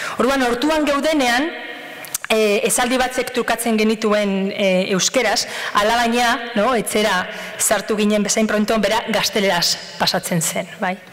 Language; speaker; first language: Basque; non-native, local second language; Spanish